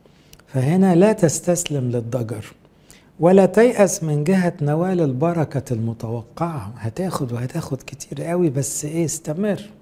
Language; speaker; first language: Arabic; native; Arabic